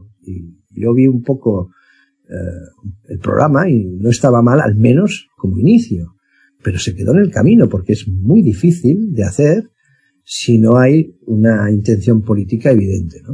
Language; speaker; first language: Spanish; native; Spanish